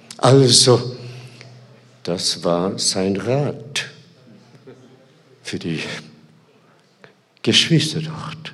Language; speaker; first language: German; non-native, fluent; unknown